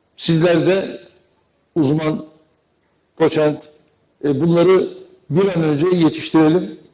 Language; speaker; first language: Turkish; native; Turkish